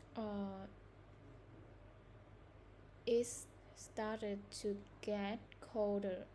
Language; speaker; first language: English; non-native, learner; Vietnamese